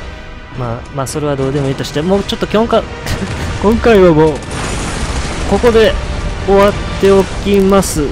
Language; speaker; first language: Japanese; native; Japanese